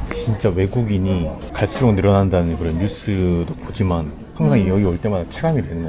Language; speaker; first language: Korean; native; Korean